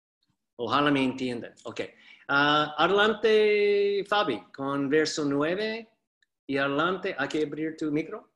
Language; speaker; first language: Spanish; non-native, fluent; English